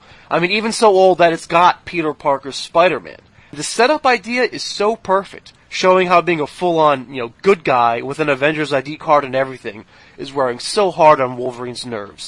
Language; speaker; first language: English; native; English